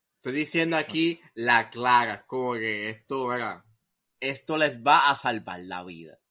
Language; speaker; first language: Spanish; native; Spanish